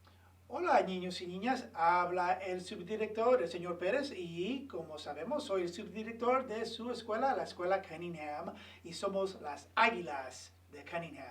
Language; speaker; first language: Spanish; early bilingual, other home language; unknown